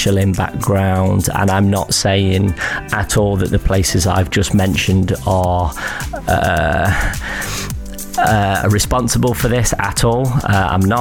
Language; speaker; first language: English; native; English